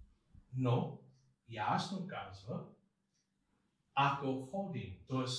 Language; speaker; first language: Bulgarian; non-native, fluent; English